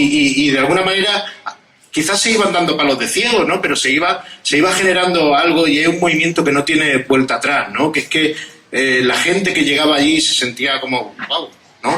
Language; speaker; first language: Spanish; native; Spanish